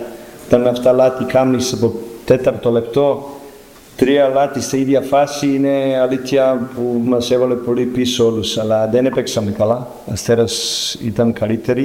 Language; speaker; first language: Greek; non-native, learner; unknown